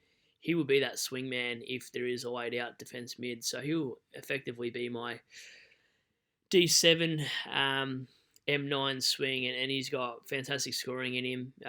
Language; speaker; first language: English; native; English